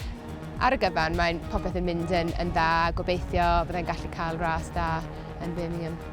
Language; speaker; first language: Welsh; non-native, local second language; English